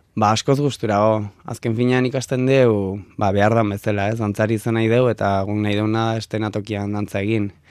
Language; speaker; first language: Basque; native; Basque